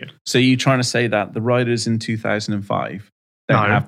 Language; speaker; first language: English; native; English